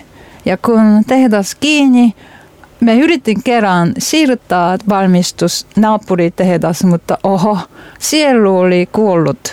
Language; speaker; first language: Finnish; non-native, learner; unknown